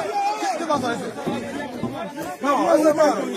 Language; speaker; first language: Spanish; non-native, learner; Haitian Creole